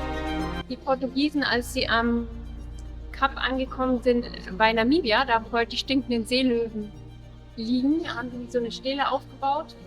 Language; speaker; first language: German; native; German